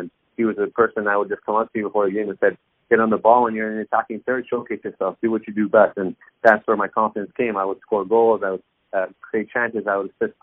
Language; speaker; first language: English; native; English